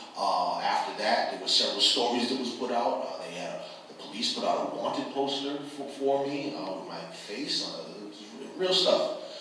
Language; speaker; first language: English; native; English